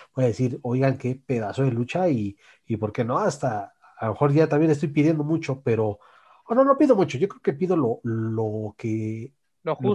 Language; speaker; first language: Spanish; native; Spanish